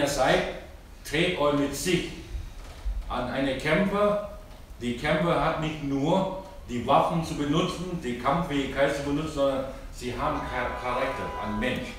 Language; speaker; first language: German; non-native, learner; Thai